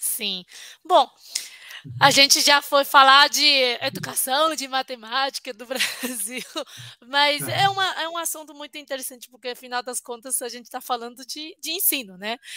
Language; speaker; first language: Portuguese; non-native, fluent; Chinese